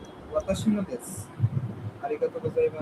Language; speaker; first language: Japanese; non-native, learner; Bangla